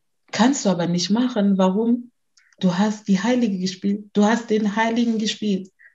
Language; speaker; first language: German; early bilingual, other home language; Lingala